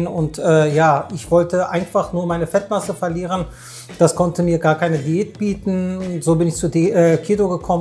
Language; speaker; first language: German; native; German